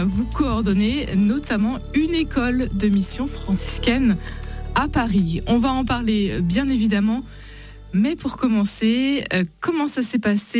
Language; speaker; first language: French; native; French